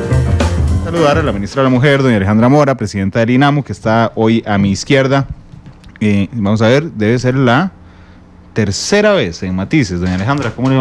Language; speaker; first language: Spanish; native; Spanish